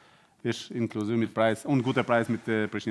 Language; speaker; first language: German; non-native, learner; Albanian